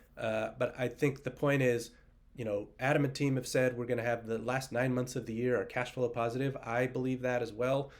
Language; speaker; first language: English; native; English